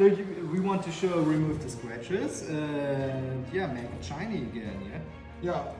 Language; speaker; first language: English; non-native, fluent; German